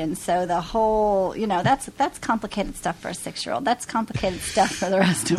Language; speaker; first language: English; native; English